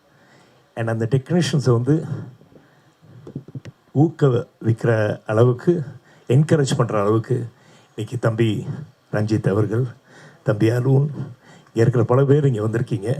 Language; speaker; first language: Tamil; native; Tamil